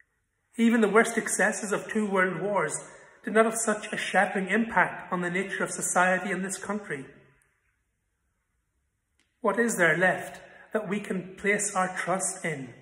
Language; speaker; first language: English; native; English